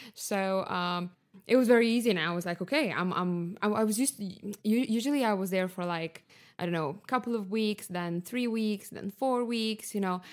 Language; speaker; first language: English; non-native, fluent; Lithuanian